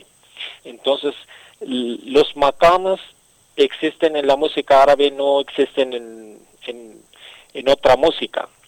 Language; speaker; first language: Spanish; non-native, fluent; Arabic